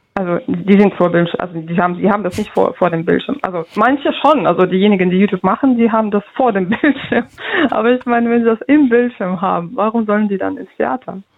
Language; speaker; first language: German; early bilingual, other home language; Russian